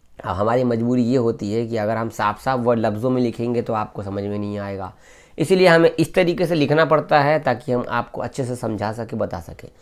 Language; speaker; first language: Hindi; native; Hindi